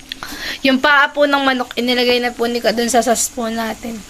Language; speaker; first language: Filipino; native; Filipino